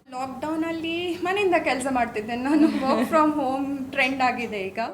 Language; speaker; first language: Kannada; native; Kannada